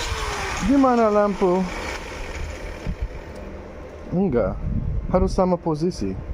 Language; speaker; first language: Indonesian; non-native, learner; English